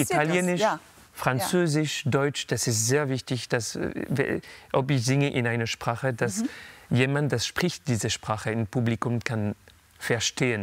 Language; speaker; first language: German; non-native, learner; French